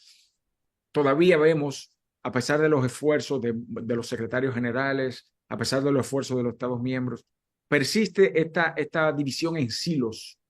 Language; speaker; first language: Spanish; native; Spanish